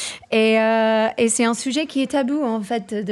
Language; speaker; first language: French; non-native, fluent; English